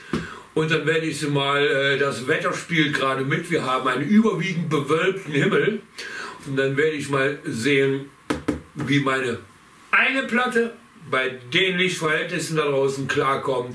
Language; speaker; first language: German; native; German